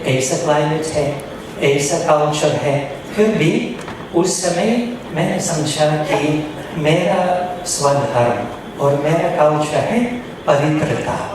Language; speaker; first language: Hindi; non-native, fluent; Russian